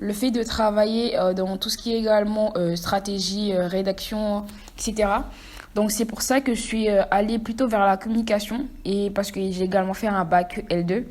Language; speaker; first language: French; non-native, local second language; Wolof